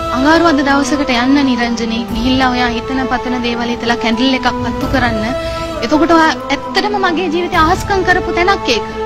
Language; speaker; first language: Sinhala; non-native, local second language; Tamil